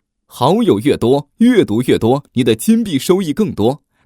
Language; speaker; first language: Chinese; native; Chinese